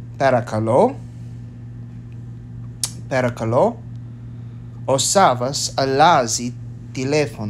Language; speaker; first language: Greek; non-native, learner; English